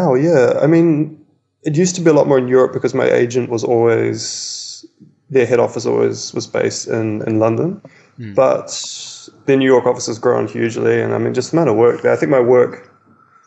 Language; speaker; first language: English; native; English